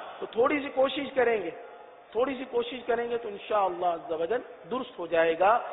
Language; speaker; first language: Urdu; native; Urdu